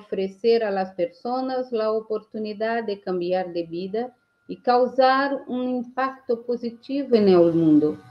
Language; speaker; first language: Portuguese; non-native, learner; Spanish